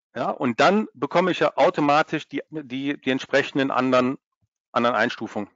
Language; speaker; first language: German; native; German